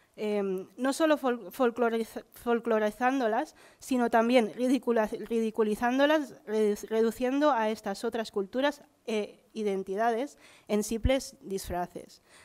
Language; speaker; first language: Spanish; early bilingual, other home language; Filipino